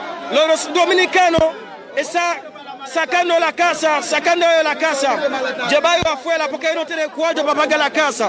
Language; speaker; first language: Spanish; non-native, learner; Haitian Creole